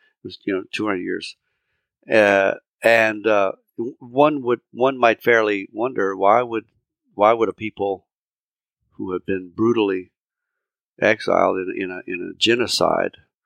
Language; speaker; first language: English; early bilingual, other home language; French